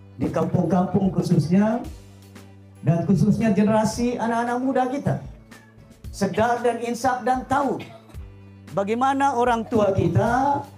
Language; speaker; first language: Malay; non-native, local second language; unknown